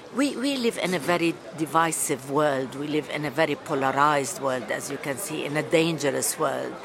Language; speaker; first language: English; non-native, fluent; Arabic